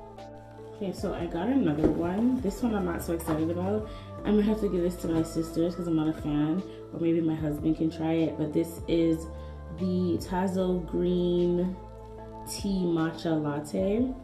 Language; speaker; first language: English; native; English